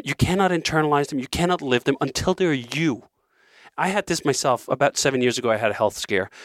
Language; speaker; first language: English; non-native, fluent; Danish